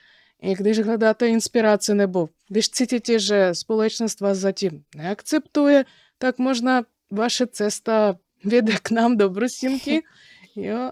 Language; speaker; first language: Czech; non-native, fluent; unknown